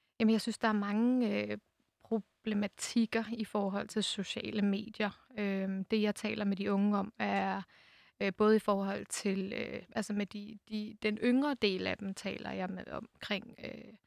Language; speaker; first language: Danish; native; Danish